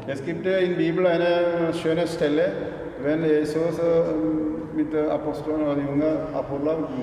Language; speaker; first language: German; non-native, learner; Malayalam